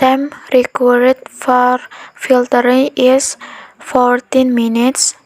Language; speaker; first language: English; non-native, learner; Indonesian